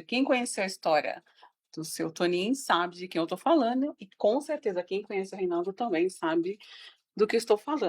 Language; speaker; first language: Portuguese; native; Portuguese